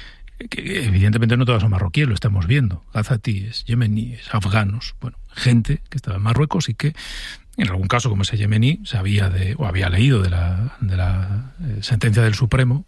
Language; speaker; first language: Spanish; native; Spanish